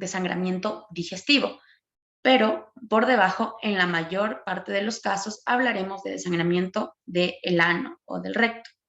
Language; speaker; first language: Spanish; native; Spanish